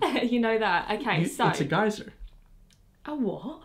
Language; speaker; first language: English; native; English